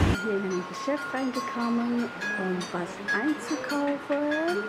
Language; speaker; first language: German; non-native, fluent; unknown